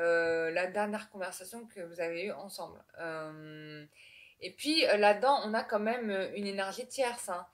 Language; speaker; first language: French; native; French